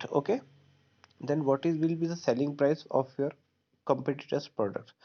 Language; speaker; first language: English; non-native, local second language; Hindi